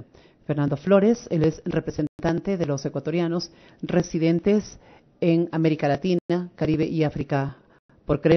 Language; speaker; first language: Spanish; native; Spanish